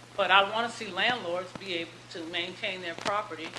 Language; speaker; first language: English; native; English